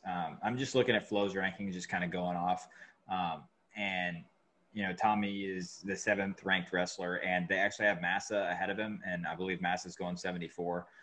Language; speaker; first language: English; native; English